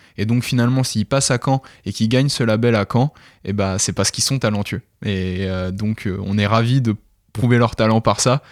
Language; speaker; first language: French; native; French